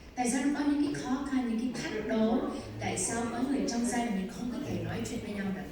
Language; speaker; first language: Vietnamese; early bilingual, heritage; Vietnamese